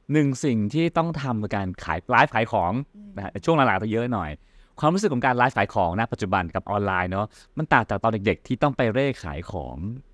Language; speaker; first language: Thai; native; Thai